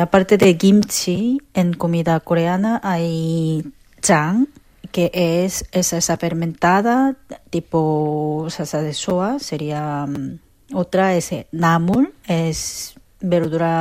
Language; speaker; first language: Spanish; non-native, fluent; Korean